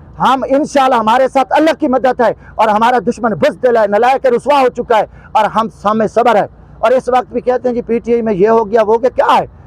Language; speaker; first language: Urdu; non-native, local second language; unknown